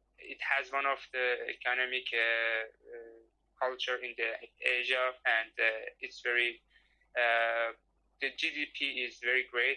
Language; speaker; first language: English; non-native, learner; Persian